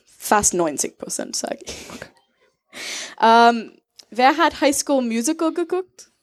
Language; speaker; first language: German; non-native, learner; English